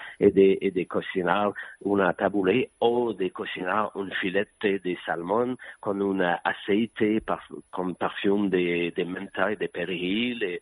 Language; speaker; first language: Spanish; non-native, learner; French